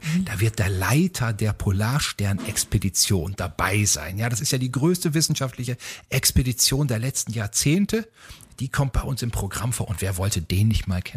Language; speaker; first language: German; native; German